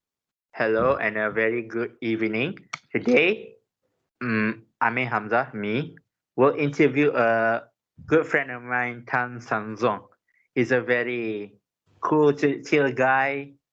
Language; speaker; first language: English; non-native, local second language; Malay